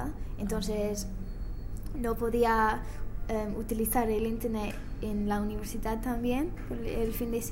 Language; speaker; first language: Spanish; non-native, learner; English